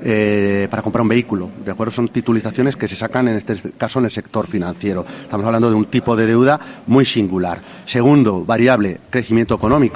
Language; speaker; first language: Spanish; native; Spanish